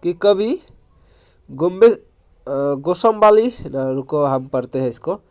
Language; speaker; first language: Hindi; non-native, local second language; Assamese